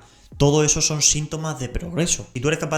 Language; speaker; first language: Spanish; native; Spanish